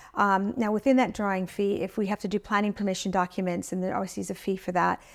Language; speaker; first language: English; early bilingual, other home language; Italian